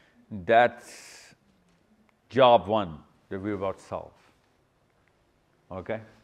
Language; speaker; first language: English; non-native, local second language; Urdu